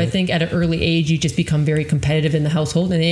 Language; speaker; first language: English; non-native, fluent; Croatian